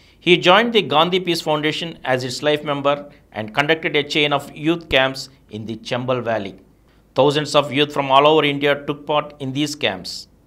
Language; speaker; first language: English; non-native, local second language; Telugu